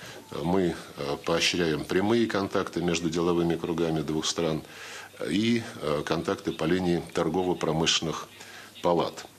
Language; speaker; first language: Russian; native; Russian